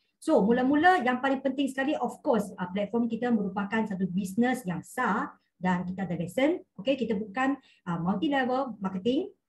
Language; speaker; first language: Malay; non-native, local second language; Cantonese